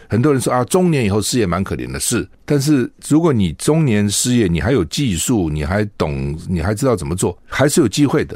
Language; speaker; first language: Chinese; native; Chinese